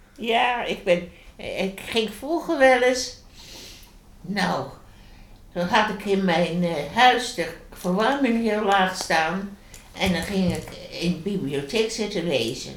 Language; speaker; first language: Dutch; native; Dutch